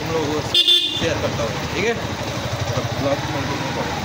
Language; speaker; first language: Hindi; non-native, local second language; Bangla